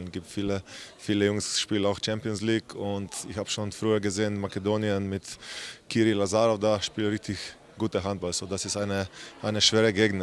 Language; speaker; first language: German; non-native, learner; Slovenian